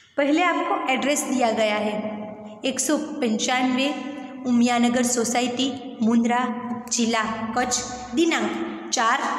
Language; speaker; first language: Hindi; non-native, local second language; Gujarati